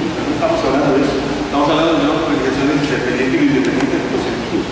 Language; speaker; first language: Spanish; native; Spanish